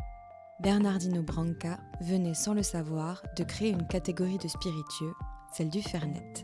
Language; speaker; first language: French; native; French